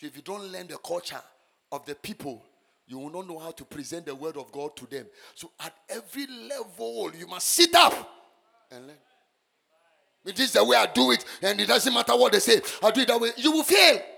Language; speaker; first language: English; non-native, local second language; Akan